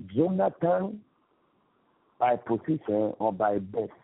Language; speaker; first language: English; non-native, local second language; Akan